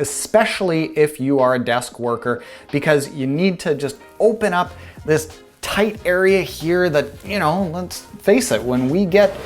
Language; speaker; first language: English; native; English